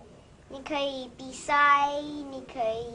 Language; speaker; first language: Chinese; non-native, learner; English